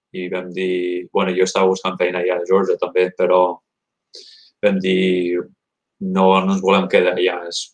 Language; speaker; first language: Catalan; early bilingual, heritage; Catalan